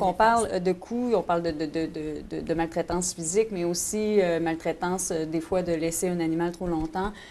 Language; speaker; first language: French; native; French